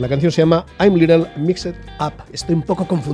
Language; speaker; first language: Spanish; native; Spanish